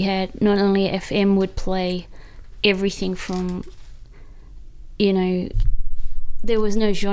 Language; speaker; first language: English; native; English